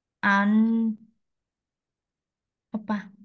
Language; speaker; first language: Korean; non-native, learner; Vietnamese